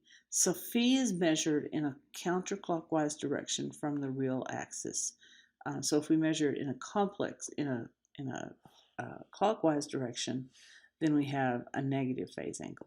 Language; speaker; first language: English; native; English